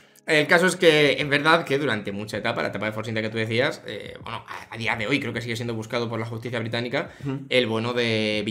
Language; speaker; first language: Spanish; native; Spanish